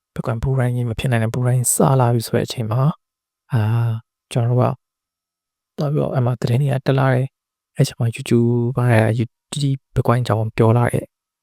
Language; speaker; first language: Burmese; native; Burmese